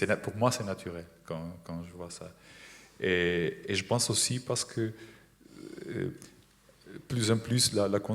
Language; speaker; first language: French; non-native, fluent; Portuguese